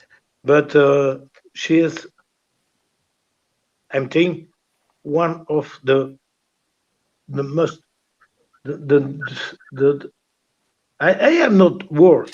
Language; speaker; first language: English; non-native, learner; French